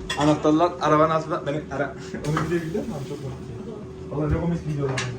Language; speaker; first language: Turkish; early bilingual, heritage; Turkish